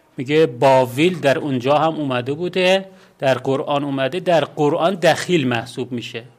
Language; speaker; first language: Persian; non-native, local second language; Azerbaijani